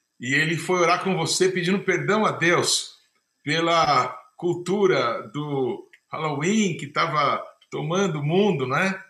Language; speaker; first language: Portuguese; native; Portuguese